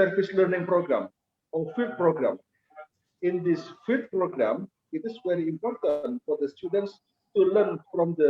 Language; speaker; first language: English; non-native, fluent; Indonesian